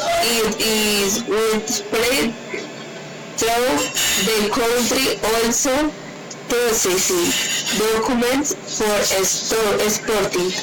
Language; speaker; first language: English; non-native, learner; Spanish